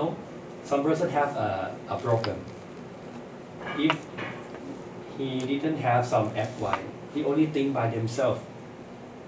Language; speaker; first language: English; non-native, learner; Thai